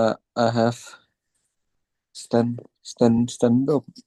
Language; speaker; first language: English; non-native, learner; Indonesian